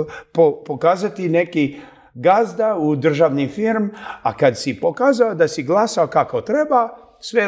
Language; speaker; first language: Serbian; early bilingual, heritage; Serbian